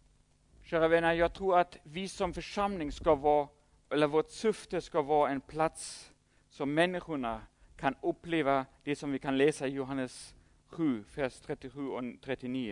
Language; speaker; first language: Swedish; non-native, fluent; German